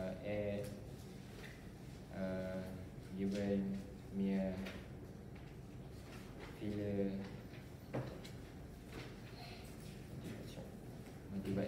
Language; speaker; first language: German; non-native, learner; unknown